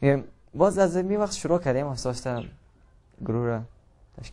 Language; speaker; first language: Persian; native; Persian